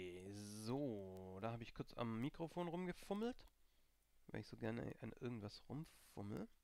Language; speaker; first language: German; native; German